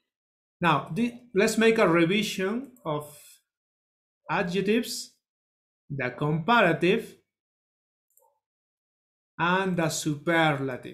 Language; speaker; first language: English; non-native, learner; Spanish